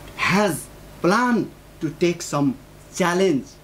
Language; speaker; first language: English; non-native, local second language; Nepali